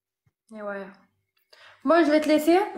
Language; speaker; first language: French; early bilingual, other home language; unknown